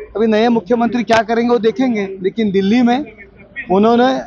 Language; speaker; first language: Hindi; non-native, local second language; Marathi